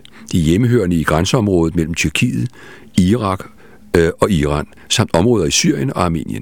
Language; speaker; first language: Danish; native; Danish